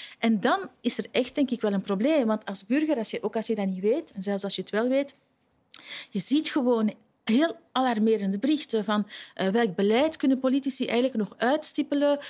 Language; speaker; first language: Dutch; native; Dutch